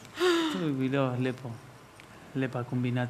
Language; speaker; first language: Slovenian; non-native, learner; Spanish